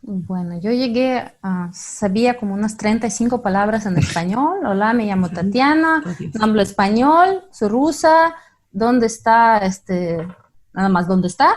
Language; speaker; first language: Spanish; non-native, fluent; Russian